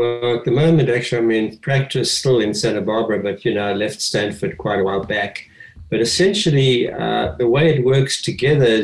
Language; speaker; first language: English; native; English